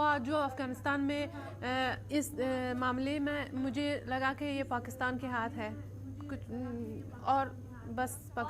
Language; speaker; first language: Hindi; non-native, learner; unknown